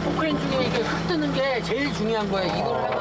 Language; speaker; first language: Korean; native; Korean